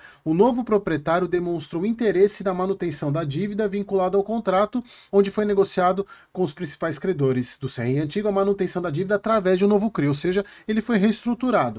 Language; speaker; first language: Portuguese; native; Portuguese